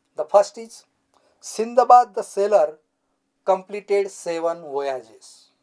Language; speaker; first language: English; non-native, local second language; Marathi